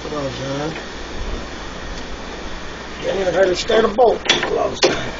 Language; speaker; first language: English; native; English